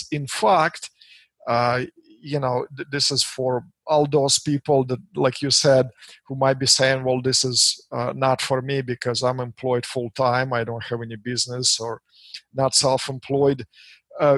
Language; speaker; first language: English; non-native, fluent; Russian